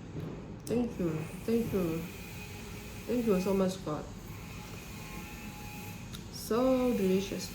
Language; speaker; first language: English; non-native, learner; Burmese